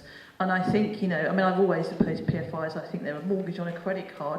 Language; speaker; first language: English; native; English